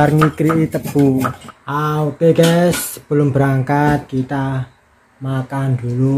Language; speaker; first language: Indonesian; non-native, local second language; Javanese